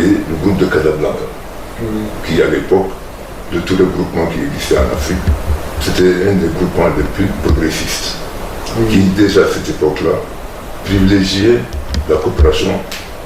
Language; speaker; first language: French; non-native, local second language; Bambara